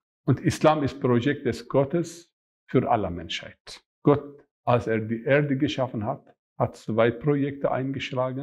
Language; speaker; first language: German; non-native, fluent; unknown